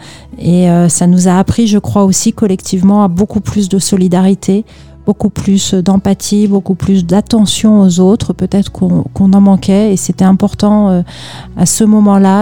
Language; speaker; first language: French; native; French